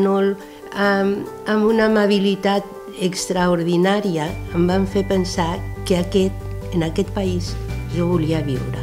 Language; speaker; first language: Catalan; non-native, fluent; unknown